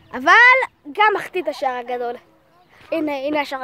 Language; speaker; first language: Hebrew; native; Hebrew